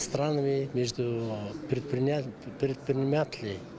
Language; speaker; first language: Russian; non-native, learner; Mongolian